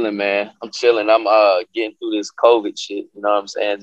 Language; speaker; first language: English; native; English